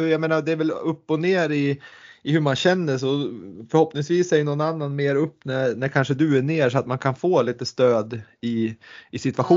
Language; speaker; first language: Swedish; native; Swedish